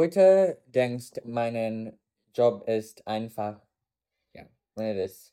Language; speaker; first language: German; non-native, learner; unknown